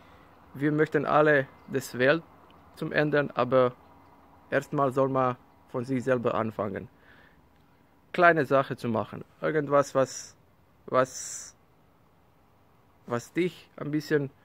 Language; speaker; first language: German; non-native, learner; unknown